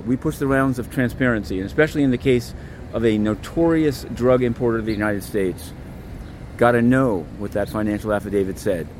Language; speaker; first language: English; native; English